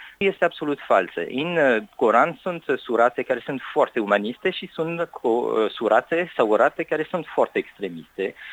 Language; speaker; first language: Romanian; non-native, fluent; French